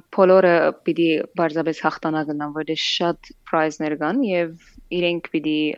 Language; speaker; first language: Armenian; native; Armenian